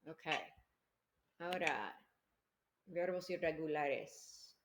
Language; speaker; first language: Spanish; non-native, fluent; English